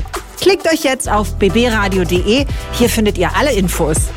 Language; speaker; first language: German; native; German